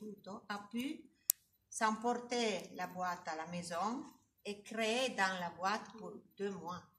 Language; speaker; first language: French; non-native, learner; Italian